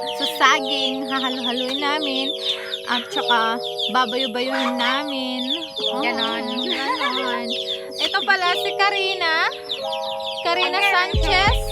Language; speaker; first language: Filipino; non-native, local second language; Waray